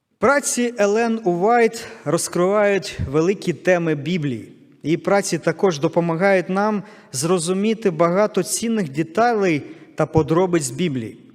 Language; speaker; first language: Ukrainian; non-native, local second language; Russian